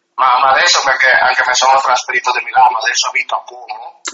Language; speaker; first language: Italian; early bilingual, other home language; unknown